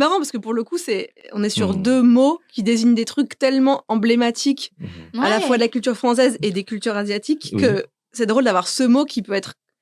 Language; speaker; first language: French; native; French